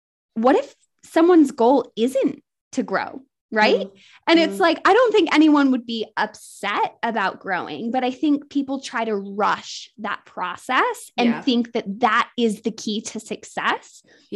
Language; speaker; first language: English; native; English